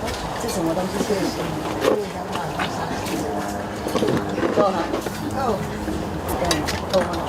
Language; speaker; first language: Chinese; non-native, fluent; Vietnamese